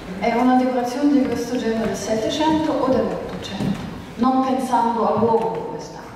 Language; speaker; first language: Italian; non-native, fluent; German